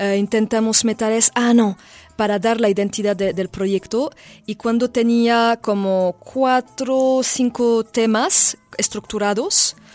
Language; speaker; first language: Spanish; non-native, fluent; French